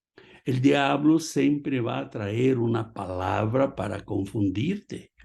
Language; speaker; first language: Spanish; non-native, fluent; Portuguese